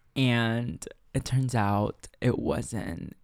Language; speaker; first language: English; non-native, fluent; Chinese